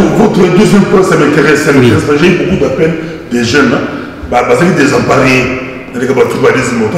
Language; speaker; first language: French; non-native, local second language; Lingala